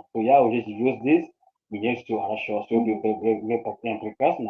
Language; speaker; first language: Russian; non-native, learner; English